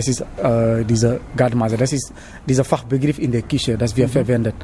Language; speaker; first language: German; non-native, learner; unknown